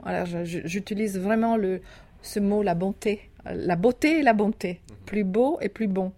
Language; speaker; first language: French; non-native, fluent; Italian